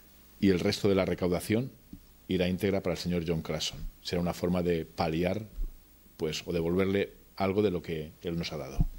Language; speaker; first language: Spanish; native; Spanish